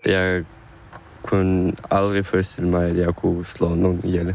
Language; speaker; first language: Danish; non-native, fluent; Ukrainian